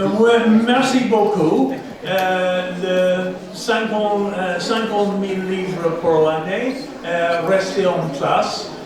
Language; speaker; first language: French; non-native, fluent; English